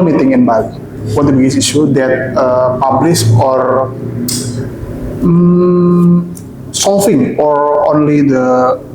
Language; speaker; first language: English; non-native, local second language; Indonesian